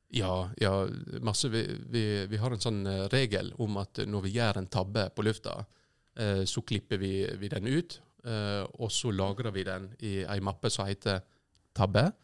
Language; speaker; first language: Norwegian; native; Norwegian